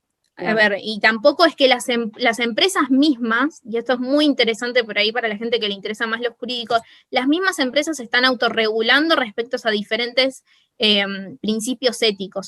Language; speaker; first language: Spanish; native; Spanish